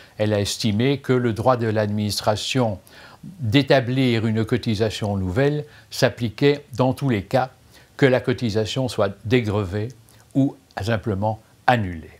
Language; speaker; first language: French; native; French